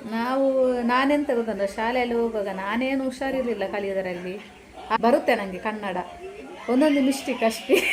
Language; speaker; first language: Kannada; non-native, local second language; Tulu